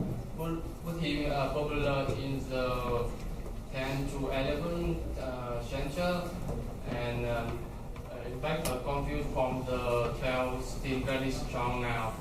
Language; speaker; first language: English; non-native, learner; Vietnamese